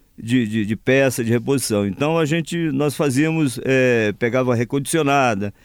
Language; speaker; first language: Portuguese; native; Portuguese